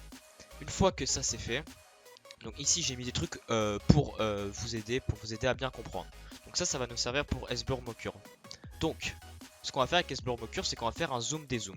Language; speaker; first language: French; native; French